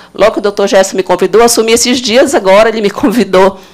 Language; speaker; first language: Portuguese; native; Portuguese